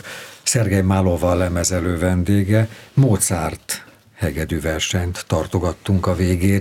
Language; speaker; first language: Hungarian; native; Hungarian